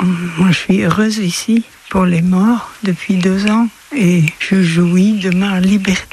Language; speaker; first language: French; non-native, fluent; Dutch